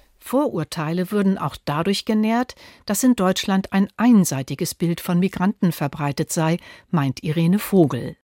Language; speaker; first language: German; native; German